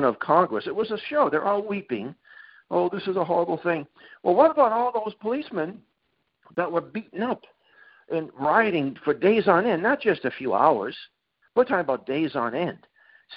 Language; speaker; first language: English; native; English